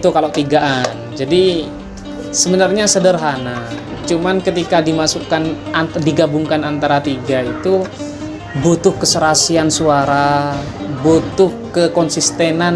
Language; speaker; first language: Indonesian; non-native, local second language; Madurese